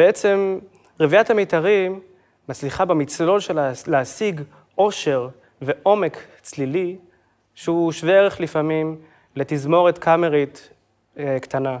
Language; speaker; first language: Hebrew; native; Hebrew